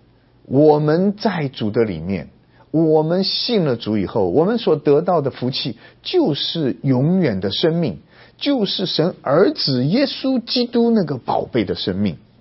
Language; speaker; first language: Chinese; native; Chinese